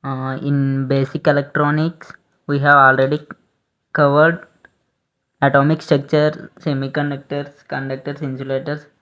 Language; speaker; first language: English; non-native, local second language; Telugu